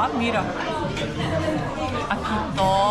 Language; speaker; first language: Spanish; non-native, fluent; Portuguese